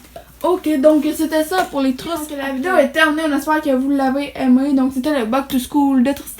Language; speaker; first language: French; native; French